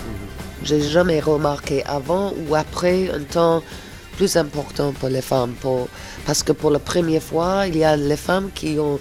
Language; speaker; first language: French; non-native, fluent; English